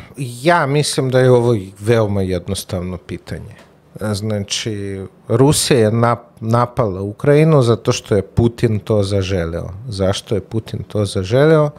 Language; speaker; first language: Serbian; non-native, fluent; Russian